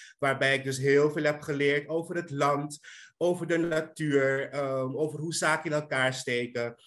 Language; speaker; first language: Dutch; native; Dutch